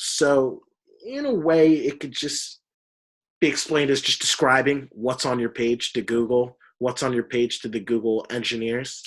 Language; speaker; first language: English; native; English